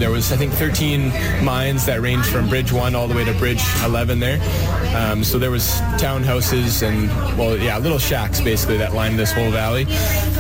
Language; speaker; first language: English; native; English